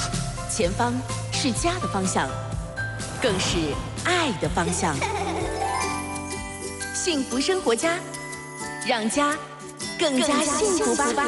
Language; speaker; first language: Chinese; native; Chinese